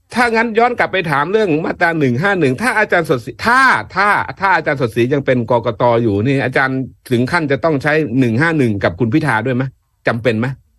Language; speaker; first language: Thai; native; Thai